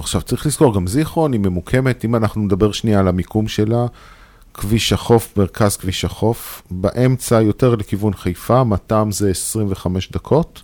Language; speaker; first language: Hebrew; native; Hebrew